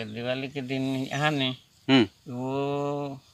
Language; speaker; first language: Hindi; non-native, local second language; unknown